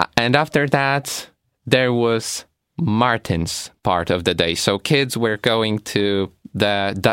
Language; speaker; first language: English; non-native, fluent; Polish